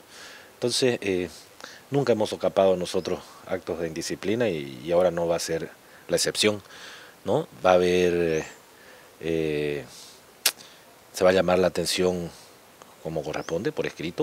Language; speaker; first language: Spanish; native; Spanish